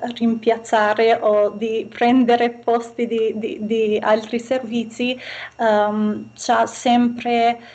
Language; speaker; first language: Italian; non-native, fluent; Albanian